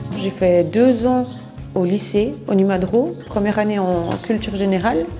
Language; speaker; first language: French; native; French